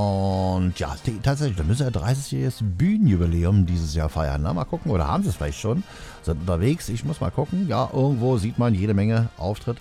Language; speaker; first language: German; native; German